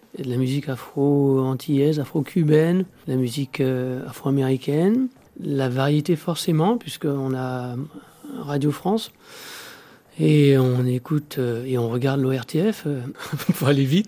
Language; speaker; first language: French; native; French